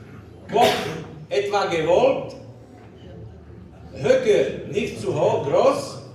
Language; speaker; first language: German; non-native, learner; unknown